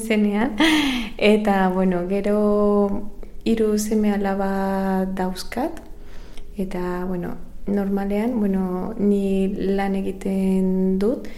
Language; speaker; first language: Basque; non-native, learner; Spanish